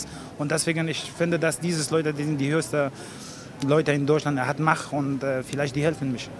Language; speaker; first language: German; non-native, learner; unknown